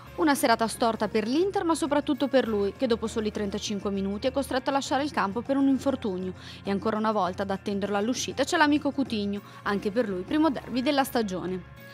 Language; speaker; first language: Italian; native; Italian